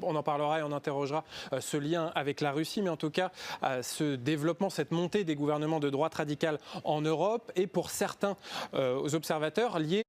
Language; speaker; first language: French; native; French